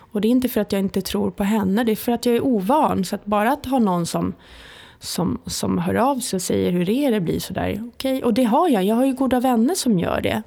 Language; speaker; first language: Swedish; early bilingual, other home language; Italian